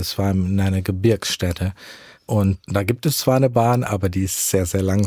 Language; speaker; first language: German; early bilingual, heritage; German